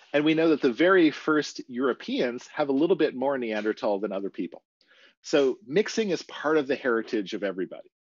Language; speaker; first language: English; native; English